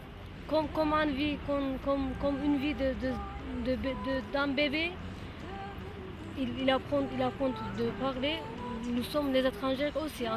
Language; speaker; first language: French; non-native, learner; Kurdish